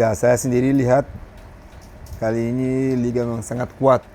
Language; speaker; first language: Indonesian; non-native, fluent; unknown